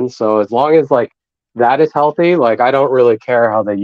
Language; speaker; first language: English; native; English